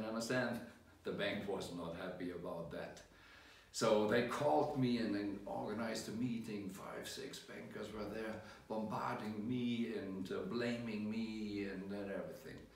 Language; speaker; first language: English; non-native, fluent; German